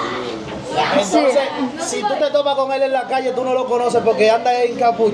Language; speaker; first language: Spanish; native; Spanish